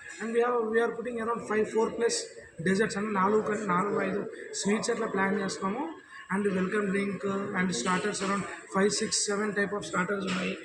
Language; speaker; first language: Telugu; native; Telugu